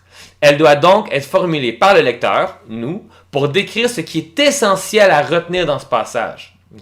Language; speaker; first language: French; native; French